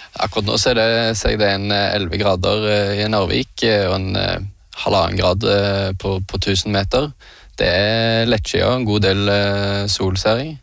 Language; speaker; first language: Norwegian; native; Norwegian